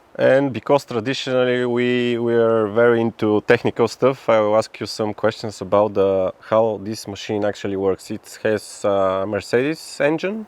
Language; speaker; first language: English; non-native, fluent; Bulgarian